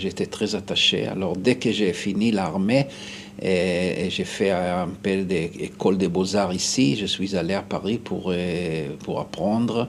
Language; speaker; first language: French; non-native, fluent; Hebrew